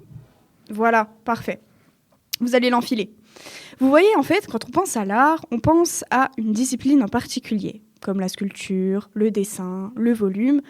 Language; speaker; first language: French; native; French